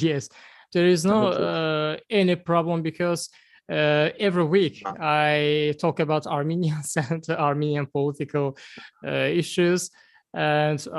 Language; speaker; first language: English; non-native, learner; Azerbaijani